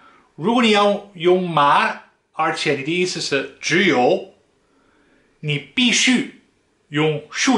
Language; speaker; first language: Chinese; non-native, fluent; Dutch